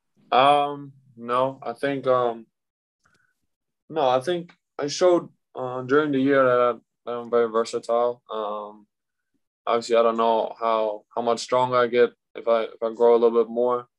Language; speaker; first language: English; non-native, fluent; German